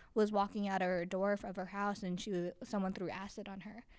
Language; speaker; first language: English; early bilingual, other home language; Chinese